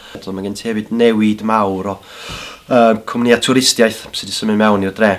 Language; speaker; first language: Welsh; native; Welsh